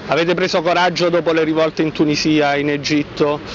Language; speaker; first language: Italian; native; Italian